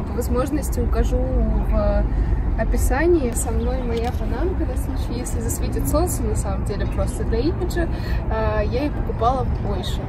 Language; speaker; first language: Russian; native; Russian